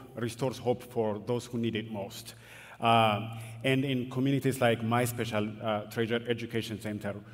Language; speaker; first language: English; non-native, fluent; Amharic